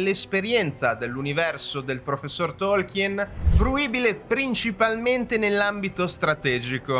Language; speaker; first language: Italian; native; Italian